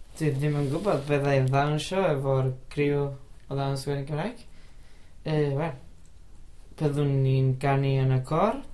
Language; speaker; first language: Welsh; non-native, learner; Spanish